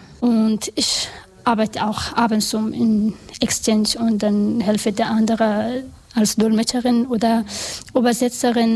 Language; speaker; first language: German; non-native, learner; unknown